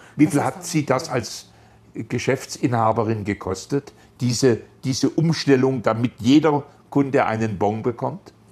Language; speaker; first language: German; native; German